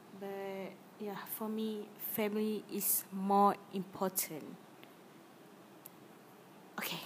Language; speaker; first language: English; non-native, learner; Malay